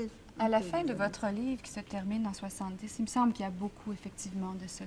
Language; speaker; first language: French; native; French